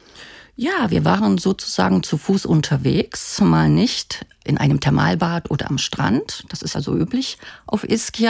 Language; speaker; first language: German; native; German